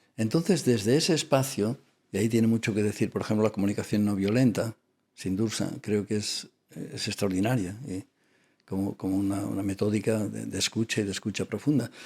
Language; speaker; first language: Spanish; non-native, local second language; Catalan